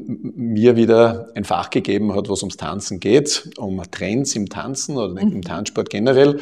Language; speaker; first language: German; native; German